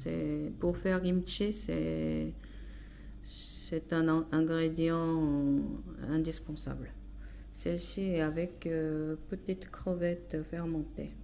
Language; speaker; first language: French; non-native, fluent; Korean